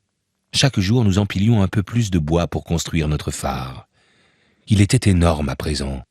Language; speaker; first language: French; native; French